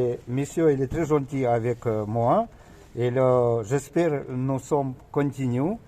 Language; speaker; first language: French; non-native, learner; Russian